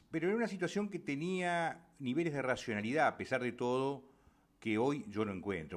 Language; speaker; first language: Spanish; native; Spanish